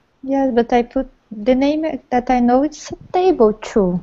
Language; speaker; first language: English; non-native, learner; Portuguese